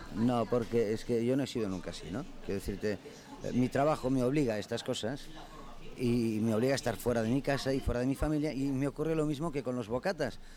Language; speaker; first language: Spanish; non-native, local second language; Catalan